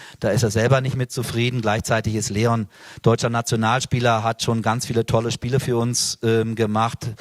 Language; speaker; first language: German; native; German